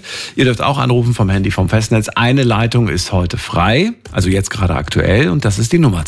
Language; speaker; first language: German; native; German